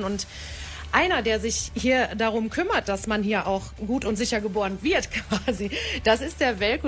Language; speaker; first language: German; native; German